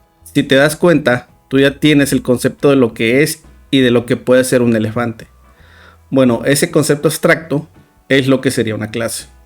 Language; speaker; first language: Spanish; native; Spanish